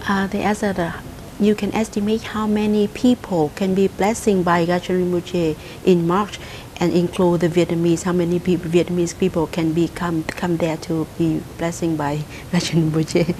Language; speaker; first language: English; non-native, learner; Vietnamese